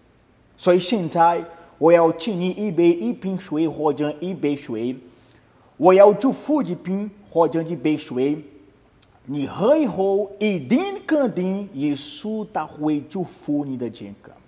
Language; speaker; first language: Chinese; non-native, fluent; Portuguese